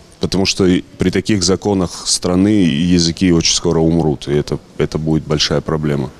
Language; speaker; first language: Russian; native; Russian